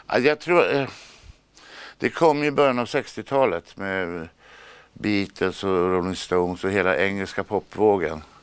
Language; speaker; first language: Swedish; native; Swedish